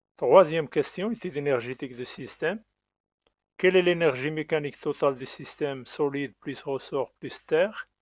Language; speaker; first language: French; non-native, local second language; Arabic